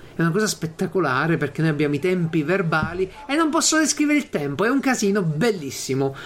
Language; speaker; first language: Italian; native; Italian